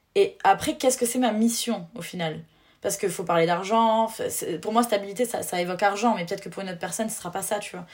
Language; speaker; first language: French; native; French